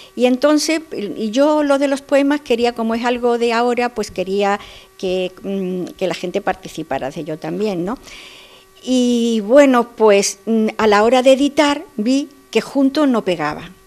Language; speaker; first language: Spanish; native; Spanish